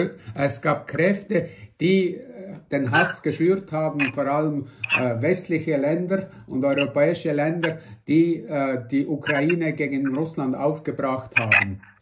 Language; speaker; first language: German; non-native, fluent; Russian